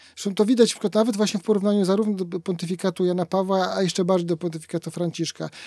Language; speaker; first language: Polish; native; Polish